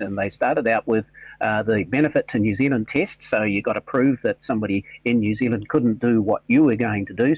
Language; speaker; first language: English; native; English